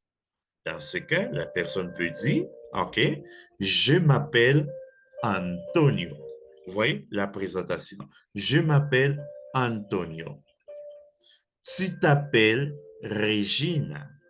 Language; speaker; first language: French; non-native, fluent; Spanish